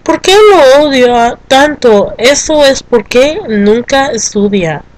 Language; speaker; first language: Spanish; non-native, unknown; English